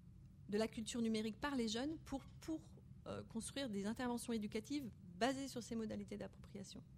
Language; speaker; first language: French; native; French